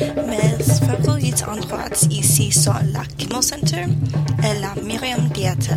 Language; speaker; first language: French; non-native, learner; English